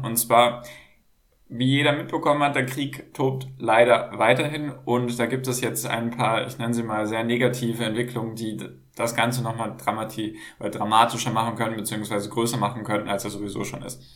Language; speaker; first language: German; native; German